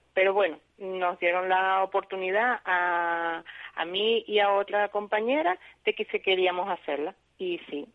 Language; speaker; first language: Spanish; native; Spanish